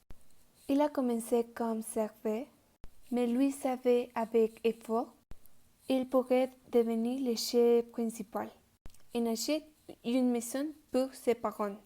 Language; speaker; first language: French; non-native, learner; Spanish